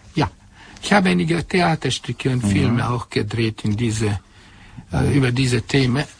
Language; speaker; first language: German; non-native, fluent; Hungarian